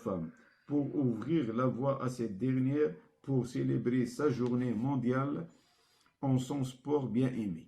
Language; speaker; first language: French; non-native, local second language; Arabic